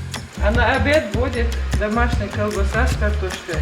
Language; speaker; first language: Russian; non-native, local second language; Chechen